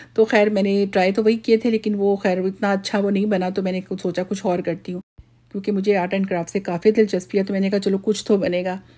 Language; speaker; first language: Urdu; native; Urdu